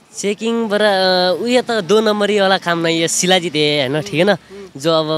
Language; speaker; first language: Hindi; non-native, local second language; Nepali